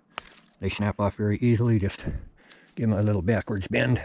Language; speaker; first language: English; native; English